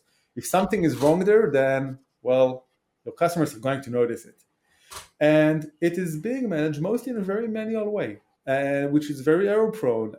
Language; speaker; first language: English; non-native, fluent; Hebrew